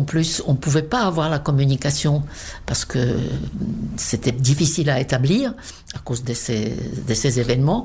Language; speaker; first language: French; non-native, fluent; Czech